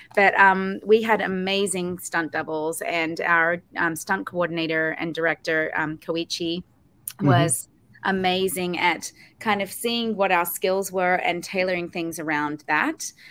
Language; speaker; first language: English; native; English